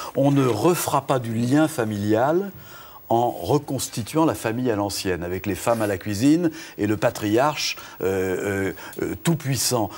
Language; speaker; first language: French; native; French